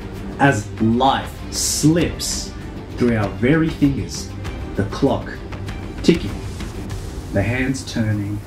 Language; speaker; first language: English; native; English